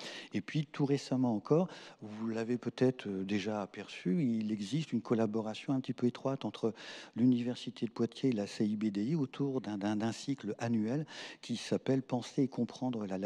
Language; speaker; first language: French; native; French